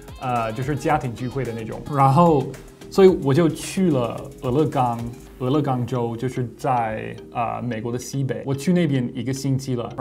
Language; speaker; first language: Chinese; non-native, fluent; English